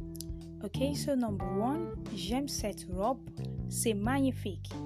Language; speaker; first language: French; non-native, learner; English